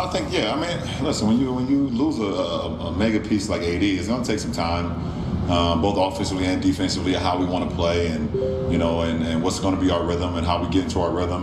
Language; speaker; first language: English; native; English